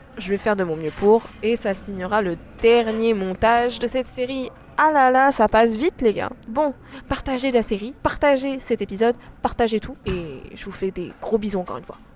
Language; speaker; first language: French; native; French